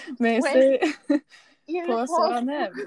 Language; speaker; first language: French; non-native, learner; English